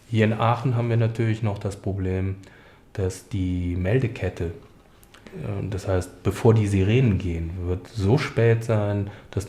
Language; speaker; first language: German; native; German